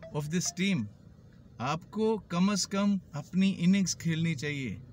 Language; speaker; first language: Urdu; native; Urdu